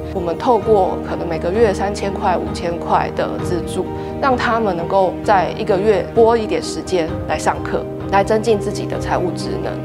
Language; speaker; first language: Chinese; native; Chinese